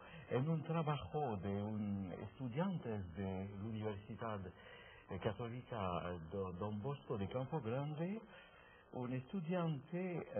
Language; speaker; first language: Spanish; non-native, fluent; French